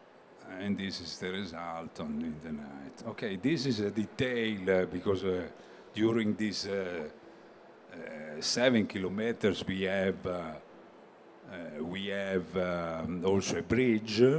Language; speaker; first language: English; non-native, learner; Italian